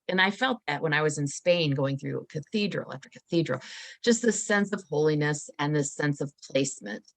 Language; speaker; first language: English; native; English